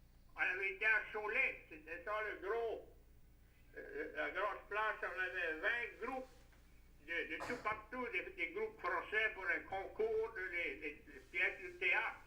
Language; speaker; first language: French; native; French